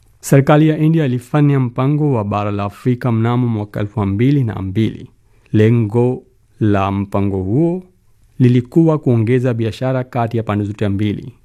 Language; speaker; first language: Swahili; non-native, fluent; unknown